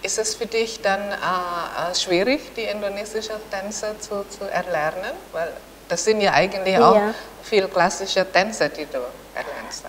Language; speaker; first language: German; non-native, fluent; Indonesian